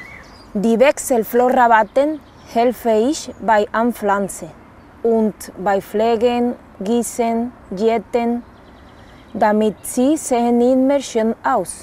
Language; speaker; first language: German; non-native, learner; Dutch